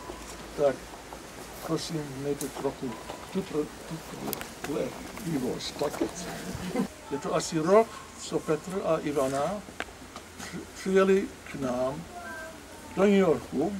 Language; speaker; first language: Czech; early bilingual, heritage; English